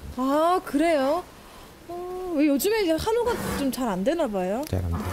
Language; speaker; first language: Korean; native; Korean